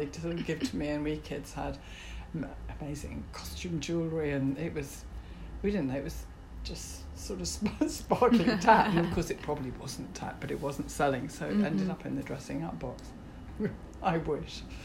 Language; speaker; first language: English; native; English